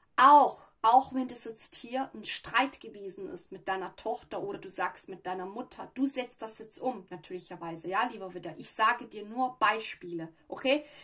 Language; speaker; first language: German; non-native, fluent; Italian